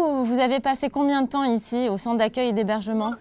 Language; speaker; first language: French; native; French